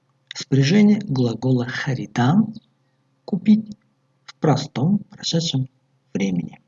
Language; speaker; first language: Russian; non-native, local second language; Tajik